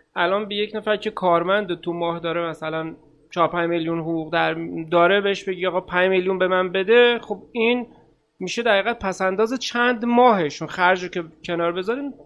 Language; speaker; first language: Persian; native; Persian